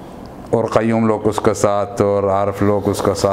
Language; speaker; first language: Hindi; non-native, learner; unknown